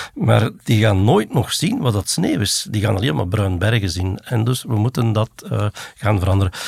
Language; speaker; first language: Dutch; native; Dutch